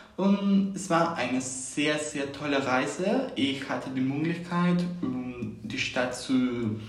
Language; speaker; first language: German; non-native, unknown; Spanish